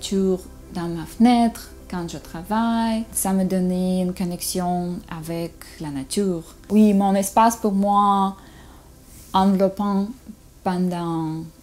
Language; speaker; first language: French; non-native, learner; Russian